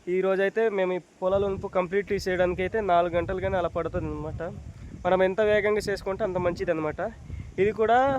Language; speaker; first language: Telugu; non-native, local second language; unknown